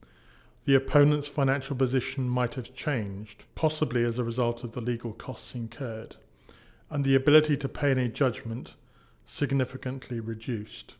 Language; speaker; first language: English; native; English